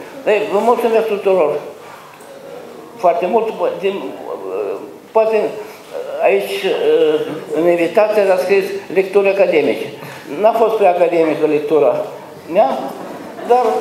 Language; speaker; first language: Russian; non-native, local second language; Romanian